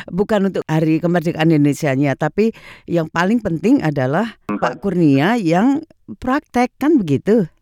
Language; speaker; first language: Indonesian; native; Indonesian